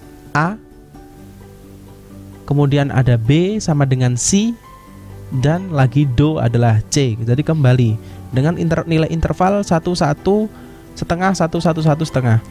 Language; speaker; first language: Indonesian; native; Indonesian